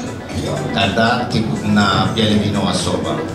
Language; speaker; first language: Russian; non-native, learner; Italian